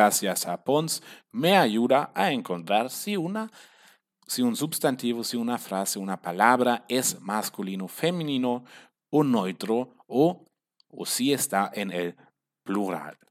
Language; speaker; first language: Spanish; non-native, fluent; German